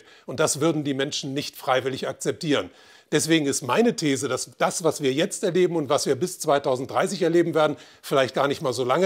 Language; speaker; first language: German; native; German